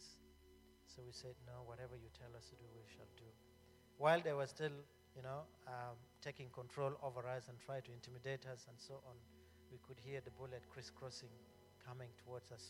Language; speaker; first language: English; non-native, local second language; Acoli